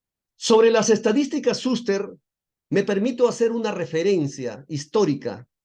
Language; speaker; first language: Spanish; native; Spanish